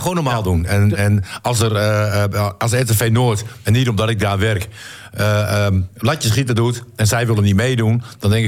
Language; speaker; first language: Dutch; native; Dutch